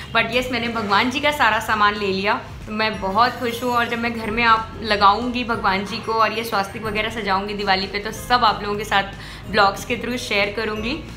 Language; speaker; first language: Hindi; native; Hindi